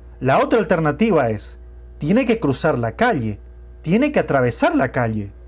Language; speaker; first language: Spanish; non-native, fluent; Portuguese